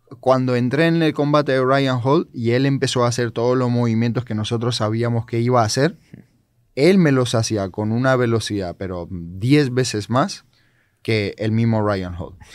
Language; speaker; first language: Spanish; non-native, fluent; Georgian